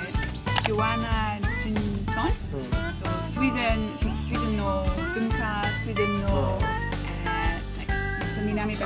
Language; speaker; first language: Japanese; non-native, learner; English